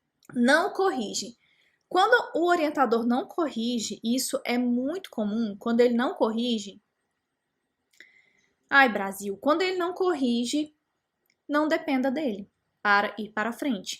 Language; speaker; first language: Portuguese; native; Portuguese